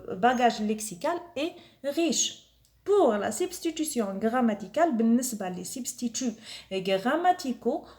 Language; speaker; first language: French; non-native, local second language; Arabic